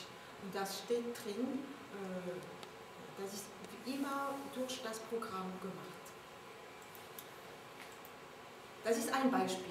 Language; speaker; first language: German; non-native, learner; French